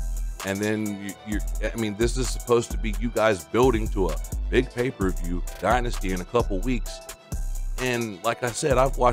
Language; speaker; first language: English; native; English